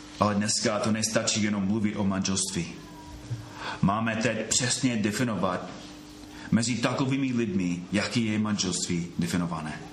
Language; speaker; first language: Czech; non-native, fluent; English